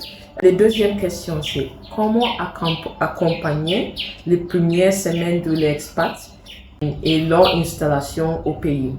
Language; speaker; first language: French; non-native, fluent; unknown